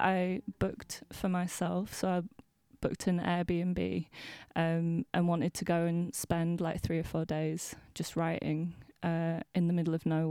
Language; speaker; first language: English; native; English